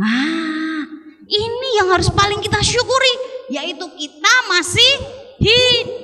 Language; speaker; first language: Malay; non-native, local second language; Javanese